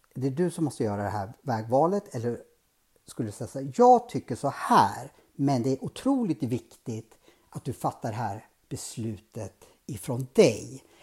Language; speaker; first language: Swedish; native; Swedish